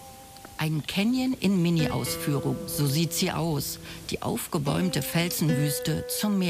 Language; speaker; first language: German; native; German